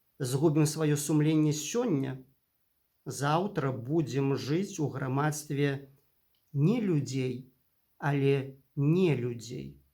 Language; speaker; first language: Belarusian; native; Belarusian